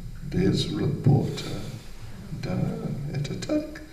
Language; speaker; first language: Russian; non-native, learner; English